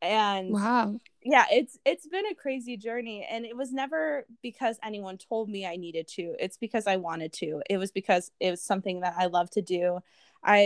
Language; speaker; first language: English; native; English